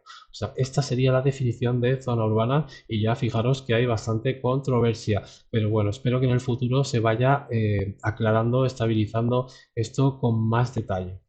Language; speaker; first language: Spanish; native; Spanish